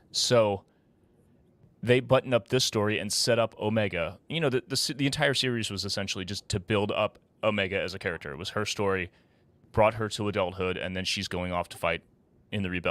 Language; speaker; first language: English; native; English